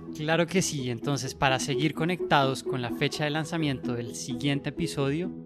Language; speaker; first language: Spanish; native; Spanish